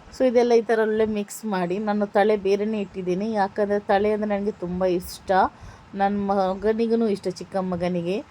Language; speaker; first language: Kannada; non-native, local second language; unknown